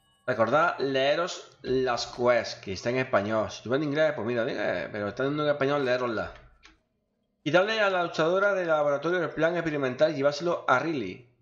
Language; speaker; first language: Spanish; native; Spanish